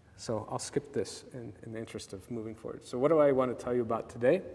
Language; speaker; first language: English; native; English